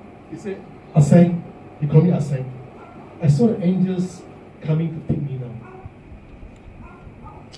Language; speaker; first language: English; non-native, local second language; Min Nan Chinese